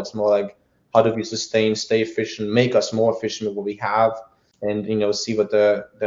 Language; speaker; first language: English; non-native, fluent; German